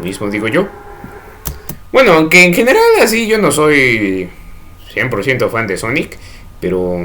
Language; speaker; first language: Spanish; native; Spanish